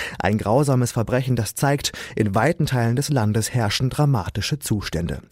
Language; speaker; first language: German; native; German